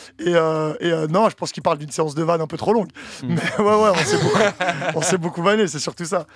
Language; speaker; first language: French; early bilingual, other home language; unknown